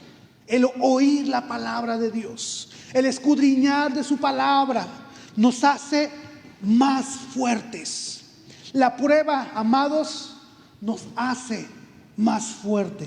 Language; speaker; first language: Spanish; native; Spanish